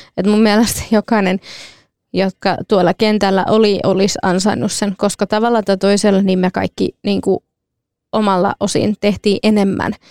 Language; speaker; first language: Finnish; early bilingual, other home language; Kurdish